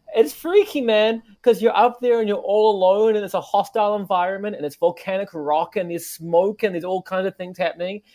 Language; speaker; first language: English; native; English